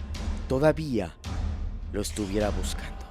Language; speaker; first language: Spanish; native; Spanish